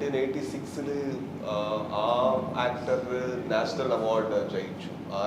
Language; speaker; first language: Malayalam; non-native, learner; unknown